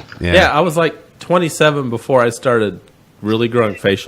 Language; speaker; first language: English; native; English